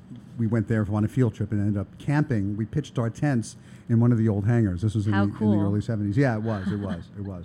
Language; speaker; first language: English; native; English